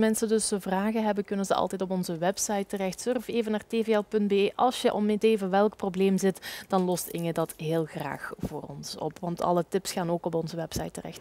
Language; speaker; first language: Dutch; native; Dutch